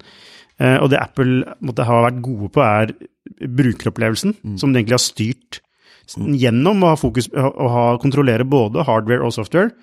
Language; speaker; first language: Norwegian; native; Norwegian